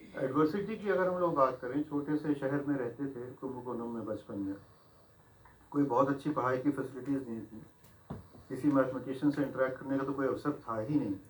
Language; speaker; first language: Hindi; native; Hindi